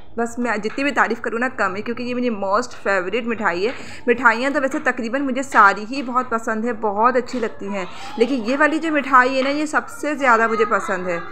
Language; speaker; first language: Hindi; native; Hindi